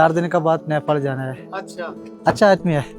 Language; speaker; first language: Hindi; non-native, local second language; Malayalam